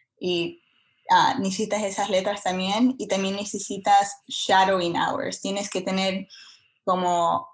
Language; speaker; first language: Spanish; early bilingual, heritage; Spanish